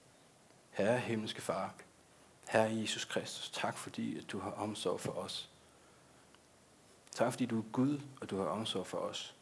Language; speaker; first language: Danish; native; Danish